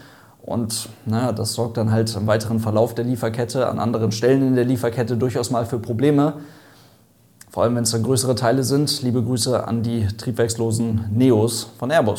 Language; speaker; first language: German; native; German